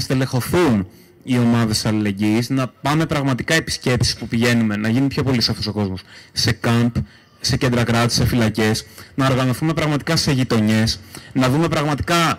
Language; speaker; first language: Greek; native; Greek